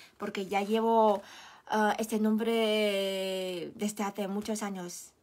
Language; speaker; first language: Spanish; non-native, fluent; Chinese